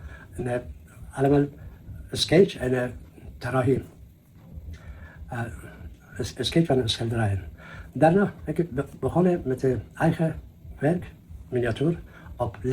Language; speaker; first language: Dutch; non-native, learner; Persian